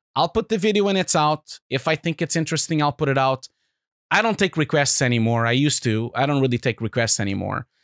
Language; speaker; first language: English; non-native, fluent; Portuguese